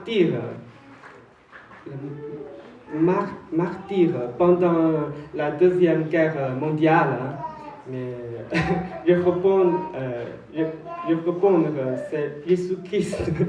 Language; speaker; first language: French; non-native, learner; Chinese